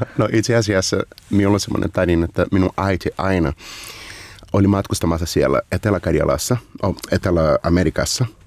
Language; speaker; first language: Finnish; non-native, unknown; Portuguese